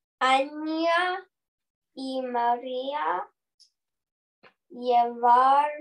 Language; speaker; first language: Spanish; non-native, learner; English